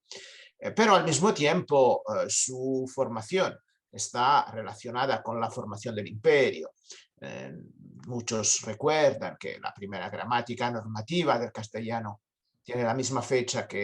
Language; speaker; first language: Spanish; non-native, fluent; Italian